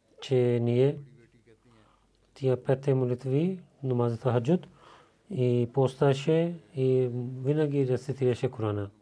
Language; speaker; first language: Bulgarian; non-native, learner; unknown